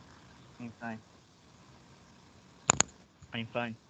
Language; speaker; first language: English; non-native, learner; Malay